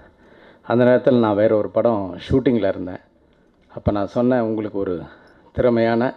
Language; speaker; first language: Tamil; native; Tamil